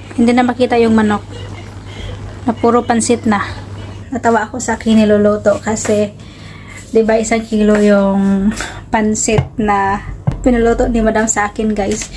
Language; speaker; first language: Filipino; non-native, local second language; Cebuano